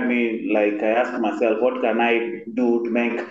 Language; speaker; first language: English; non-native, local second language; Kamba